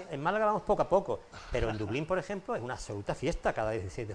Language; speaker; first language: Spanish; native; Spanish